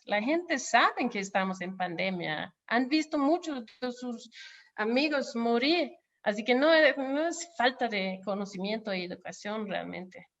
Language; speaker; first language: Spanish; non-native, fluent; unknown